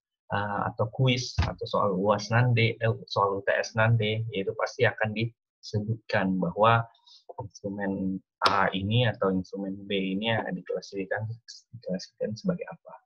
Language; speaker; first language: Indonesian; native; Indonesian